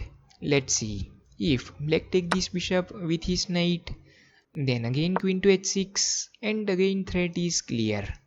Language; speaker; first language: English; non-native, fluent; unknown